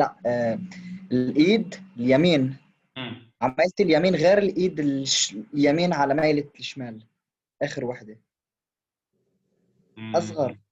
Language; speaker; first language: Arabic; native; Arabic